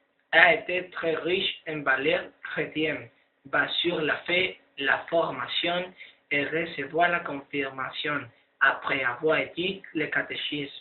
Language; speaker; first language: French; non-native, learner; Spanish